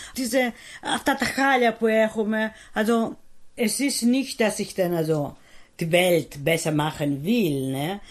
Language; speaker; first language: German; non-native, fluent; Greek